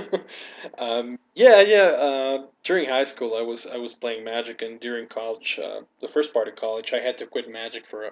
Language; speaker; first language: English; non-native, fluent; Spanish